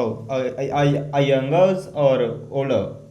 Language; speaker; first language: English; non-native, learner; Hindi